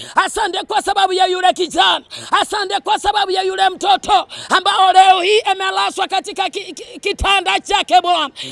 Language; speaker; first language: Swahili; non-native, local second language; Luyia